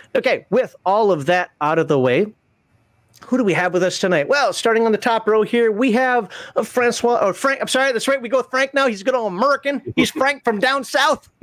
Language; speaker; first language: English; native; English